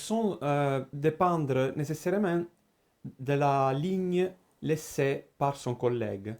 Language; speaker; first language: French; non-native, fluent; Italian